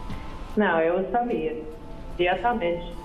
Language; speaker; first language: Portuguese; non-native, fluent; Dutch